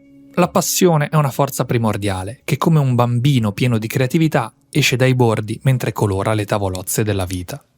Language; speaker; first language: Italian; native; Italian